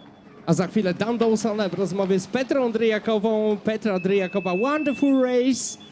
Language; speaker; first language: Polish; native; Polish